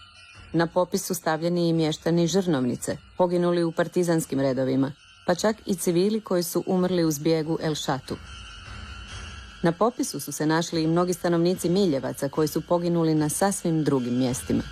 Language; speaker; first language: Croatian; native; Croatian